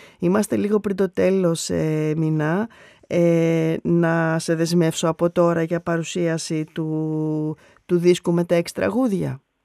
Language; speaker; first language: Greek; native; Greek